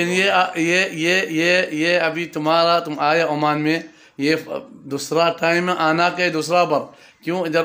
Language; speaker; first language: Hindi; non-native, learner; Arabic